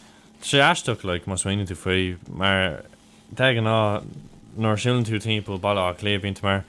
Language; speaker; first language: Irish; non-native, local second language; English